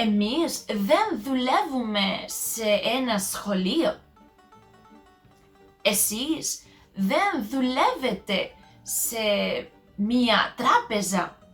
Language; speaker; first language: Greek; non-native, learner; English